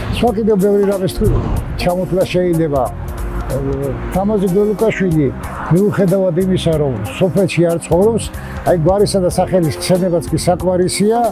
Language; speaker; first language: Georgian; native; Georgian